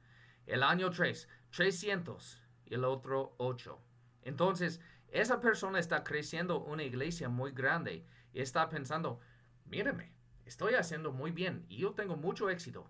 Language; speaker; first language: Spanish; non-native, fluent; English